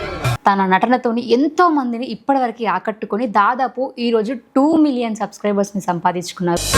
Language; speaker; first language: Telugu; native; Telugu